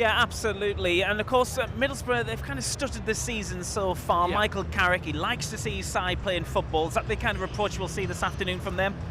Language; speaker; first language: English; native; English